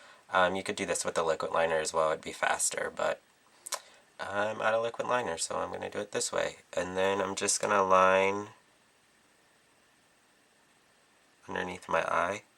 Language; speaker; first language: English; native; English